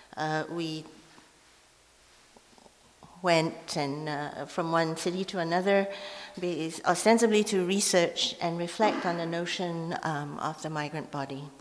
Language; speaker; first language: English; non-native, local second language; Min Nan Chinese